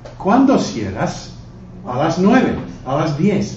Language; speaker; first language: Spanish; non-native, fluent; English